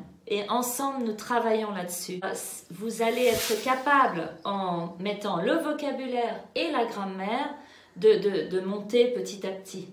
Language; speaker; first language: French; native; French